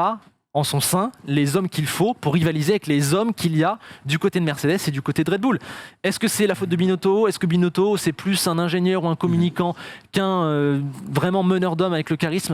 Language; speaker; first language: French; native; French